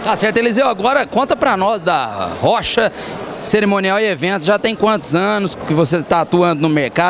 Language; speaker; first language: Portuguese; native; Portuguese